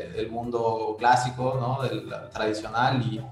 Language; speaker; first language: Spanish; native; Spanish